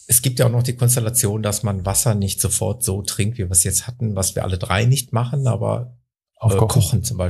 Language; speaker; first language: German; native; German